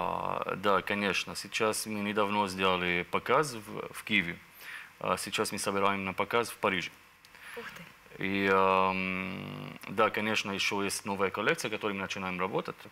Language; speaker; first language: Russian; non-native, learner; Arabic